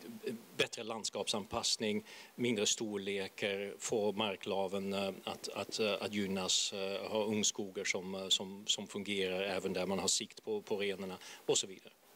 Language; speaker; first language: Swedish; non-native, fluent; Dutch